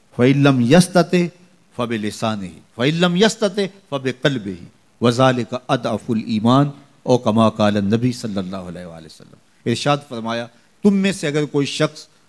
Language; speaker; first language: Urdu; non-native, local second language; Punjabi